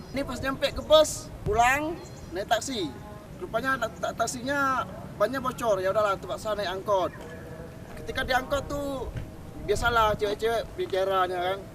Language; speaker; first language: Indonesian; native; Indonesian